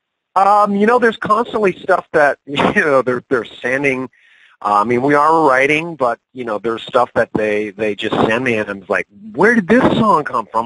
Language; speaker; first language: English; native; English